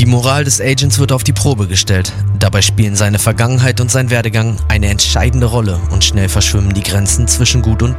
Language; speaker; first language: German; native; German